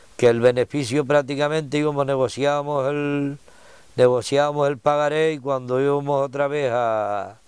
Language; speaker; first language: Spanish; native; Spanish